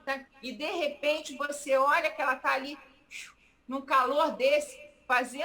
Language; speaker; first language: Portuguese; native; Portuguese